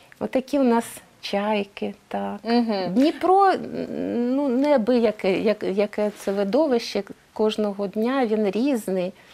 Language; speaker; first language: Ukrainian; non-native, local second language; Russian